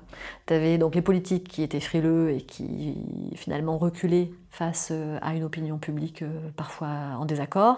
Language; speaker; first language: French; native; French